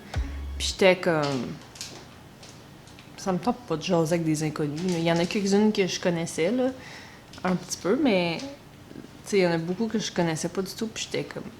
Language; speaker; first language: French; native; French